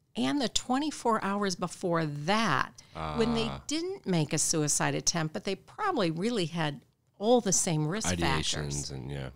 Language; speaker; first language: English; native; English